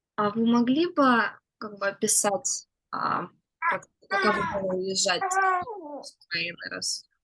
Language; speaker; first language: Russian; early bilingual, heritage; Russian